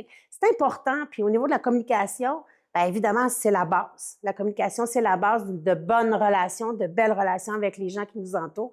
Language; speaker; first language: French; native; French